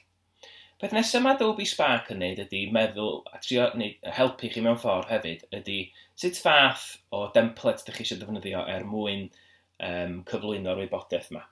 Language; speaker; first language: Welsh; native; Welsh